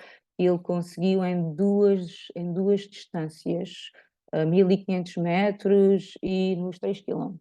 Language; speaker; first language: Portuguese; native; Portuguese